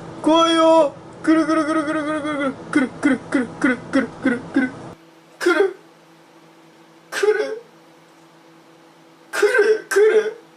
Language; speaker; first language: Japanese; native; Japanese